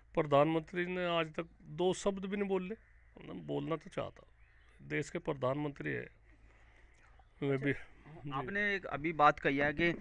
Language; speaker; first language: Hindi; native; Hindi